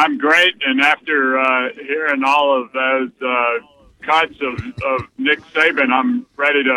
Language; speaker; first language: English; native; English